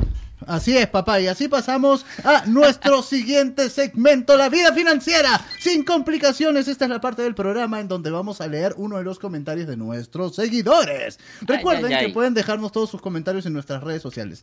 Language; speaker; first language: Spanish; native; Spanish